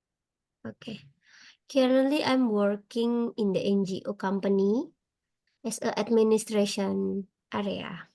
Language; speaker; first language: English; non-native, learner; Indonesian